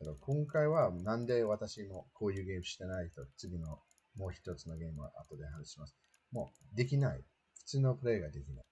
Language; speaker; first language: Japanese; non-native, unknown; English